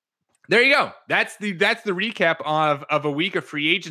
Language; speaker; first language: English; native; English